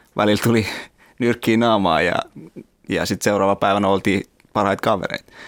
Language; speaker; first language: Finnish; early bilingual, other home language; Persian